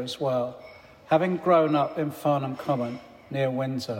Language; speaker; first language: English; native; English